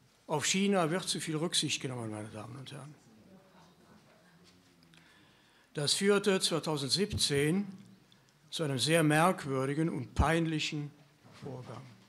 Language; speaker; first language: German; native; German